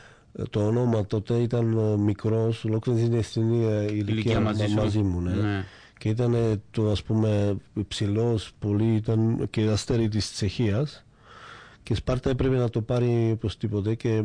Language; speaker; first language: Greek; non-native, fluent; Slovak